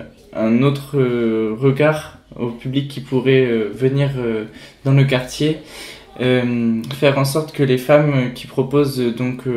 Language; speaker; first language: French; native; French